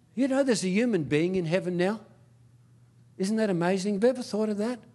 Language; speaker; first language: English; early bilingual, other home language; Dutch